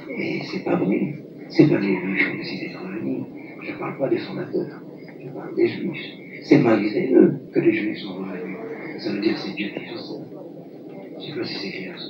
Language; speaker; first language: French; non-native, local second language; Arabic